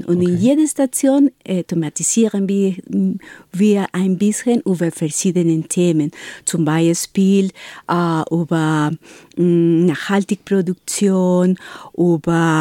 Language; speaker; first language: German; non-native, learner; Spanish